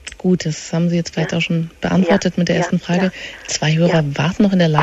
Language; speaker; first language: German; native; German